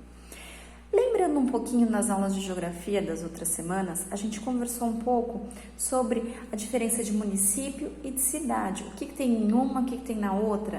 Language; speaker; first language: Portuguese; native; Portuguese